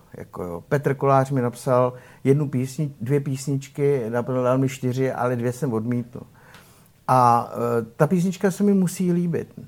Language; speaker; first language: Czech; native; Czech